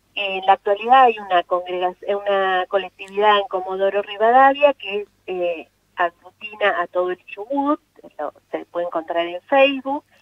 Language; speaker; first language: Spanish; non-native, local second language; Afrikaans